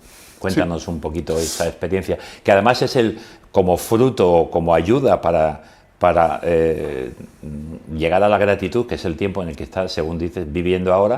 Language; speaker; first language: Spanish; native; Spanish